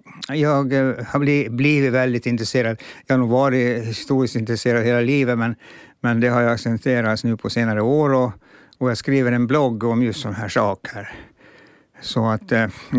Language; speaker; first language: Swedish; non-native, local second language; Finnish